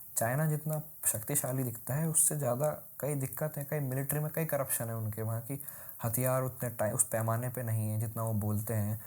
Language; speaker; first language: Hindi; native; Hindi